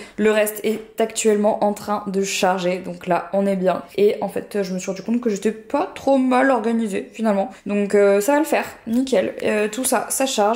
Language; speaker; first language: French; native; French